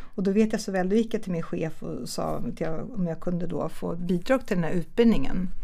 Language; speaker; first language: Swedish; early bilingual, other home language; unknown